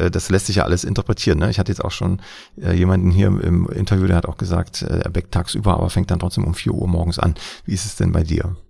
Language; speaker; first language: German; native; German